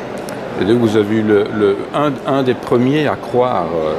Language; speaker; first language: French; native; French